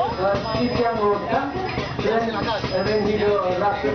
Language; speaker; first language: Indonesian; non-native, learner; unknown